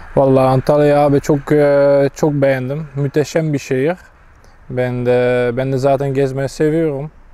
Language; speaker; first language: Turkish; non-native, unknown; Dutch